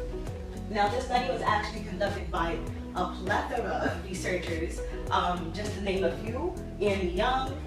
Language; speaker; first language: English; native; English